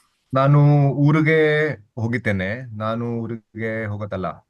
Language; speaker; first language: Kannada; non-native, learner; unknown